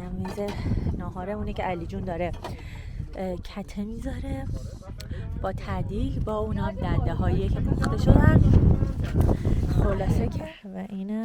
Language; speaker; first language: Persian; native; Persian